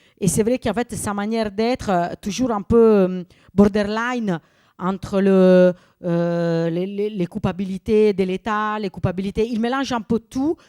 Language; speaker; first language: French; non-native, fluent; Italian